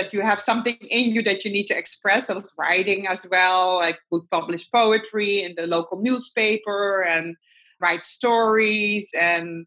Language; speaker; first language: English; non-native, fluent; Dutch